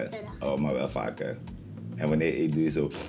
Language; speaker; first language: Dutch; native; Dutch